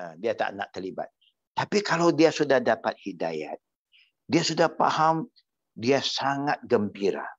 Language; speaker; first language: Malay; non-native, local second language; Chinese